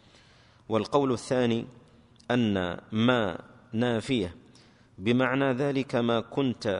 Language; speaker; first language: Arabic; native; Arabic